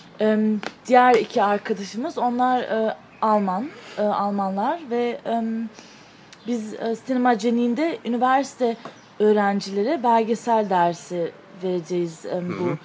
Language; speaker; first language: Turkish; early bilingual, other home language; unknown